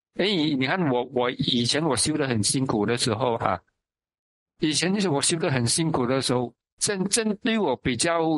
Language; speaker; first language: Chinese; non-native, local second language; Min Nan Chinese